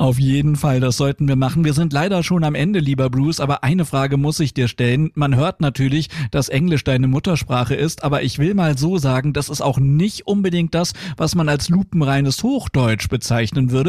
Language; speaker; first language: German; native; German